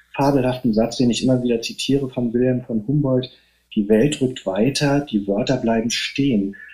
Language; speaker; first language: German; native; German